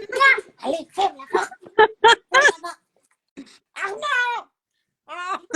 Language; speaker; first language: French; non-native, fluent; Spanish